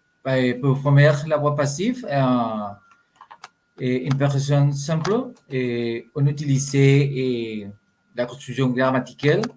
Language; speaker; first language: French; non-native, learner; Spanish